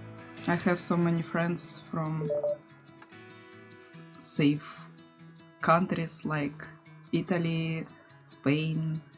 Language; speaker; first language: English; non-native, learner; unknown